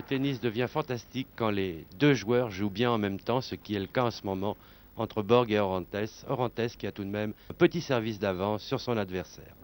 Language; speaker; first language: French; native; French